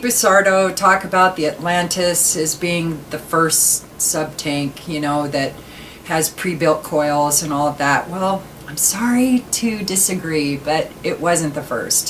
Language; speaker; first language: English; native; English